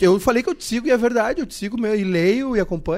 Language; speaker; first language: Portuguese; native; Portuguese